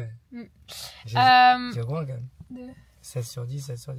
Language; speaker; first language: French; native; French